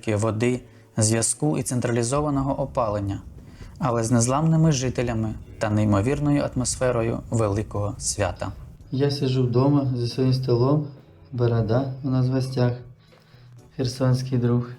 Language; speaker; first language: Ukrainian; native; Ukrainian